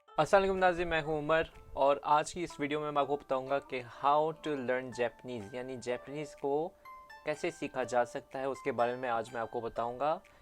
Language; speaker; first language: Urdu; native; Urdu